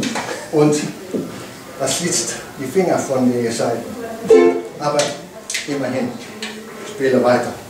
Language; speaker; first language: German; non-native, learner; English